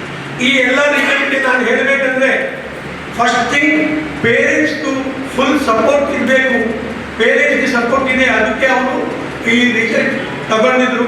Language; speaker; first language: Kannada; non-native, local second language; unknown